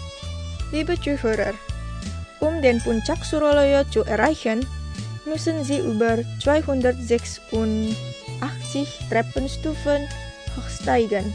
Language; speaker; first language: German; non-native, fluent; Indonesian